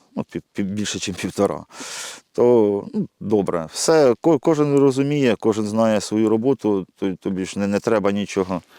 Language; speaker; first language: Ukrainian; native; Ukrainian